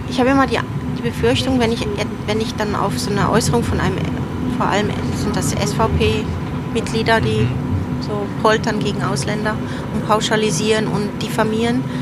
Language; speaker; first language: German; early bilingual, other home language; Turoyo